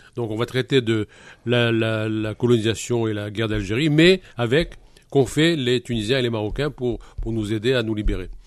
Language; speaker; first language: French; native; French